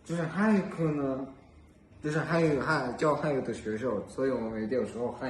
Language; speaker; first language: Chinese; non-native, learner; Mongolian